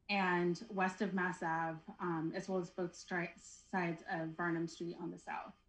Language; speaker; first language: English; native; English